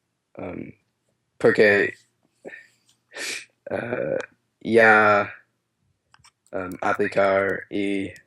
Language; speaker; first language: Spanish; non-native, learner; English